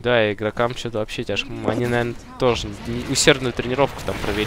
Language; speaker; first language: Russian; native; Russian